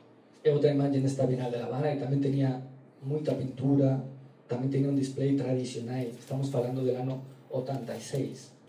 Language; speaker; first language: Portuguese; non-native, learner; Galician